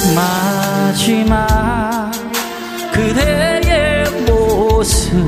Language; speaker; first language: Korean; native; Korean